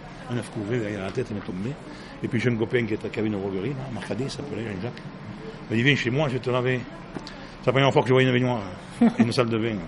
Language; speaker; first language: French; native; French